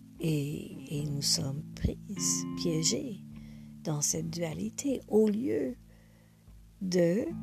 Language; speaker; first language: French; non-native, fluent; English